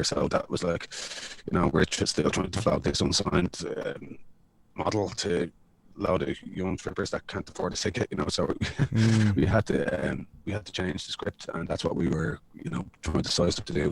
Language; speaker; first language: English; native; English